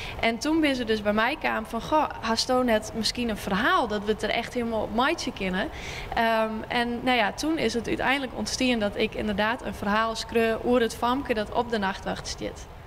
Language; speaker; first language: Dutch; non-native, local second language; Western Frisian